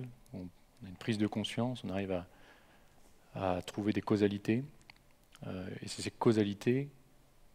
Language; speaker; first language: French; native; French